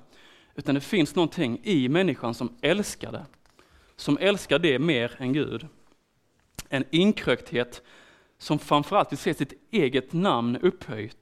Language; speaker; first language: Swedish; native; Swedish